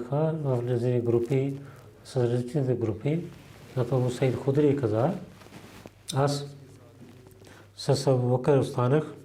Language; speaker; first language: Bulgarian; non-native, learner; Urdu